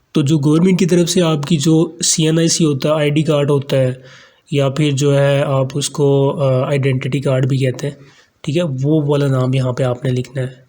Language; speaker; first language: Urdu; non-native, local second language; Punjabi